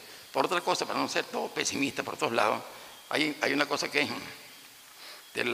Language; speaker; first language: Spanish; native; Spanish